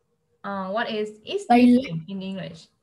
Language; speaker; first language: English; non-native, fluent; Vietnamese